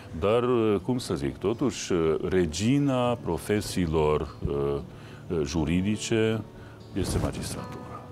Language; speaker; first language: Romanian; non-native, local second language; Hungarian